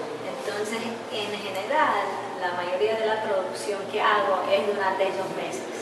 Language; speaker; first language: Spanish; early bilingual, heritage; English